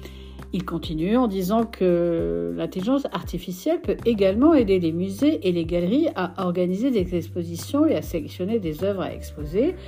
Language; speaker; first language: French; native; French